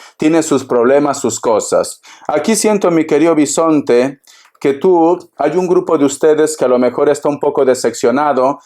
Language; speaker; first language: Spanish; native; Spanish